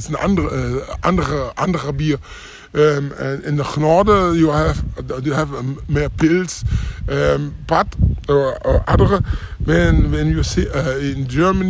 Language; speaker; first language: English; non-native, learner; German